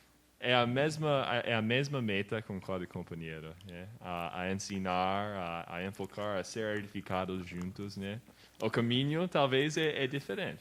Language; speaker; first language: Portuguese; non-native, learner; English